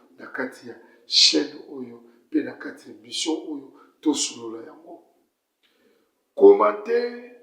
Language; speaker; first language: Lingala; native; Lingala